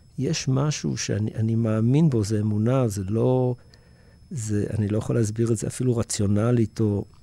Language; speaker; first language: Hebrew; early bilingual, other home language; English